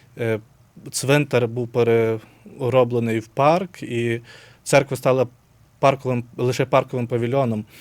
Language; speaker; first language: Ukrainian; native; Ukrainian